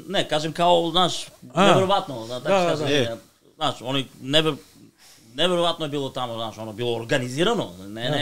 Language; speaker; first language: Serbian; non-native, learner; Bulgarian